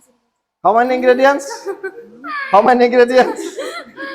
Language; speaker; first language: English; non-native, fluent; Indonesian